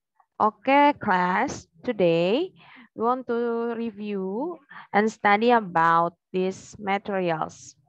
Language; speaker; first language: English; non-native, learner; Indonesian